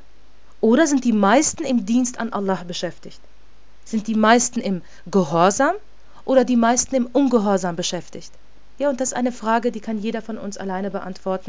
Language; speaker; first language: German; native; German